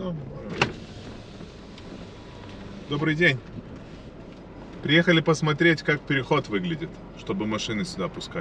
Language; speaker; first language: Russian; non-native, learner; Lithuanian